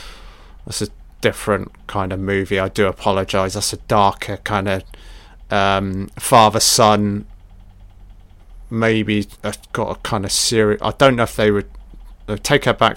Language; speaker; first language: English; native; English